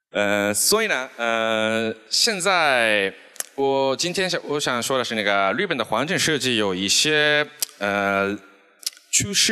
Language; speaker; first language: Chinese; non-native, fluent; Japanese